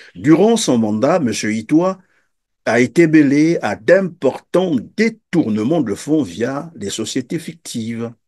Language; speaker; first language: French; non-native, local second language; Lingala